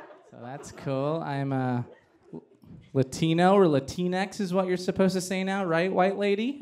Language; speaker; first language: English; early bilingual, other home language; Spanish